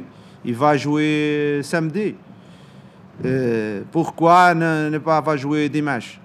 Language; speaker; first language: French; non-native, learner; Portuguese